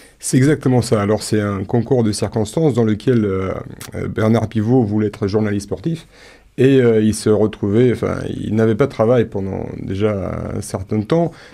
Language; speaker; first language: French; non-native, fluent; Romanian